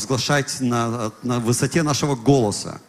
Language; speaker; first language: Russian; native; Russian